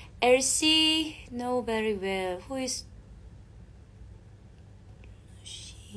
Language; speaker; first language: English; non-native, learner; Korean